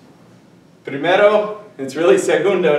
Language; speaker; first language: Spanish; non-native, fluent; English